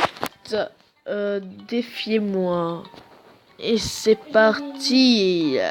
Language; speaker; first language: French; native; French